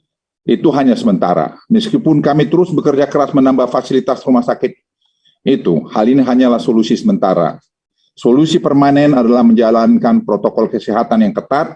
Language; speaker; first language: Indonesian; native; Indonesian